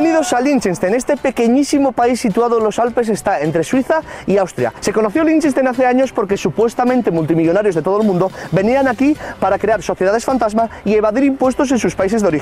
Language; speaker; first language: Spanish; native; Spanish